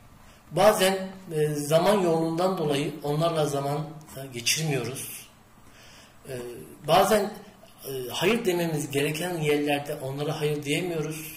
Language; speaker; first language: Turkish; native; Turkish